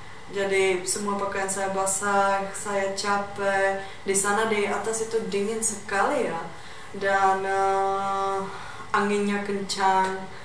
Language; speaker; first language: Indonesian; non-native, fluent; Czech